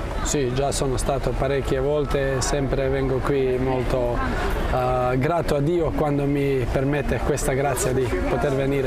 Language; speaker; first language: Italian; non-native, fluent; Croatian